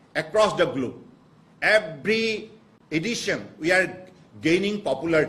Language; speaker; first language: English; non-native, local second language; Assamese